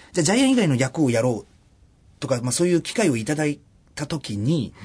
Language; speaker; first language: Japanese; early bilingual, other home language; German